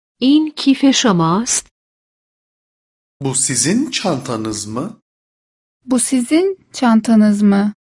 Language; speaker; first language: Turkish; non-native, fluent; Persian